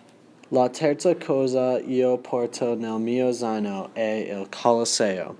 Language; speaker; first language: Italian; non-native, learner; English